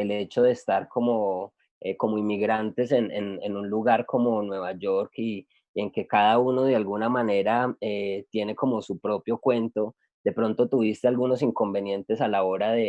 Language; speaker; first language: Spanish; native; Spanish